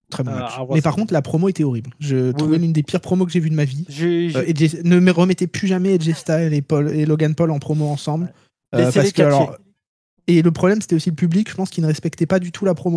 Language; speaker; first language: French; native; French